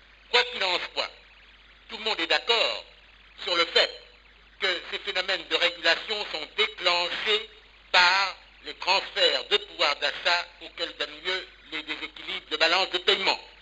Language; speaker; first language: French; native; French